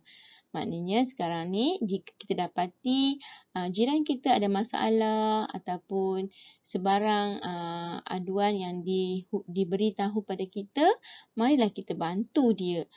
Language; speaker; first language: Malay; native; Malay